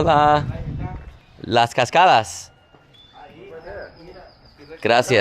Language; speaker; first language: Spanish; non-native, learner; English